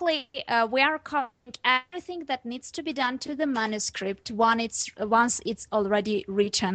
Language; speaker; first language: English; non-native, fluent; Armenian